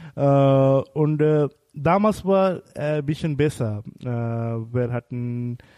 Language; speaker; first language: German; non-native, learner; Bangla